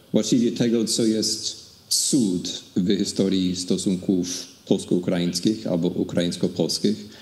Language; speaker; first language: Polish; non-native, fluent; English